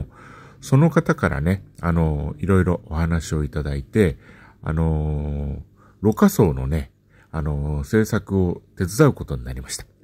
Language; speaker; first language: Japanese; native; Japanese